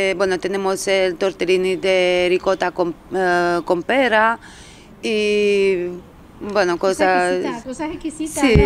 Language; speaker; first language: Spanish; early bilingual, other home language; Romanian